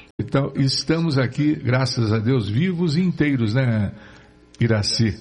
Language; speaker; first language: Portuguese; native; Portuguese